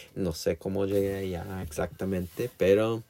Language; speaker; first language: Spanish; non-native, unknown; English